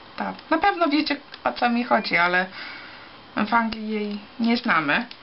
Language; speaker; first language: Polish; early bilingual, heritage; Polish